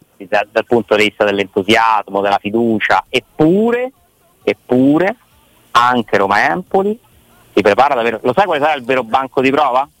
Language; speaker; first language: Italian; native; Italian